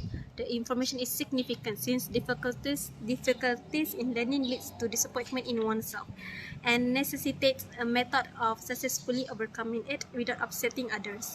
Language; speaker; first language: English; non-native, fluent; Malay